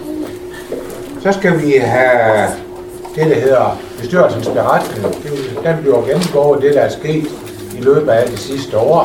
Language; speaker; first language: Danish; native; Danish